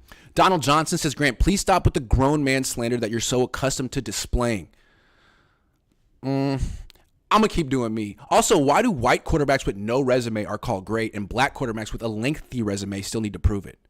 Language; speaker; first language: English; native; English